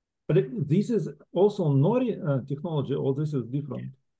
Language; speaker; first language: English; non-native, fluent; Russian